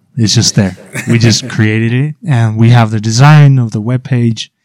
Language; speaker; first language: English; early bilingual, other home language; Spanish